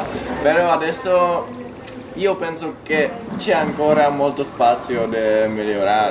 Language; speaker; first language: Italian; non-native, fluent; Czech